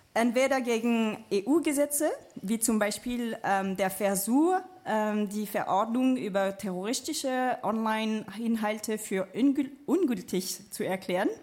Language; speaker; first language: German; non-native, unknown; French